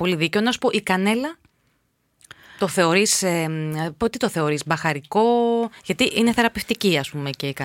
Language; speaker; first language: Greek; native; Greek